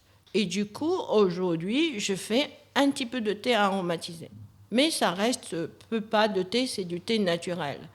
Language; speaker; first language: French; non-native, fluent; Chinese